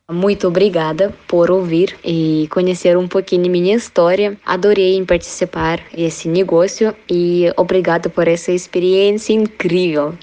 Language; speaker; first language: Portuguese; non-native, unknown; Russian